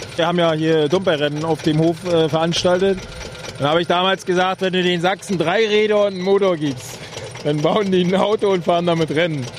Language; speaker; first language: German; native; German